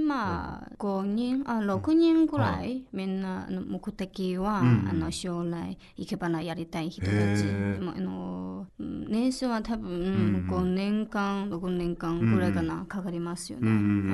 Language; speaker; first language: Japanese; non-native, learner; Chinese